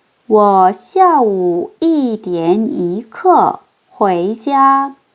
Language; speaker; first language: Chinese; non-native, fluent; Korean